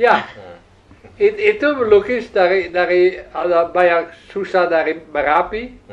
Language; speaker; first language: Indonesian; non-native, learner; Dutch